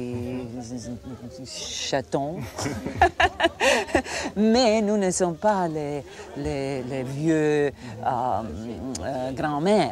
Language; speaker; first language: French; non-native, fluent; Croatian